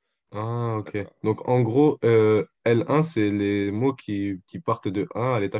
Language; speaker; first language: French; native; French